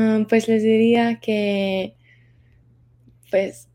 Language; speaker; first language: Spanish; early bilingual, heritage; Spanish